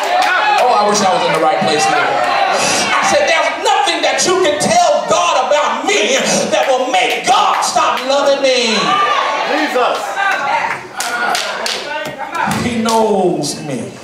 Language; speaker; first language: English; native; English